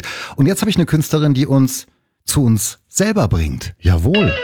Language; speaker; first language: German; native; German